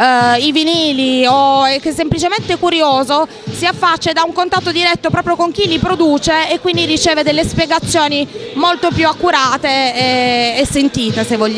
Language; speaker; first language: Italian; native; Italian